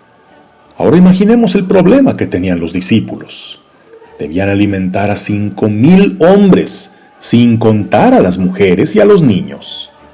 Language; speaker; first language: Spanish; native; Spanish